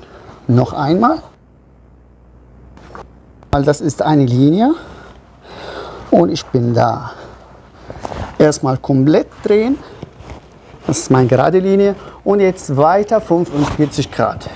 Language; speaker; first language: German; non-native, fluent; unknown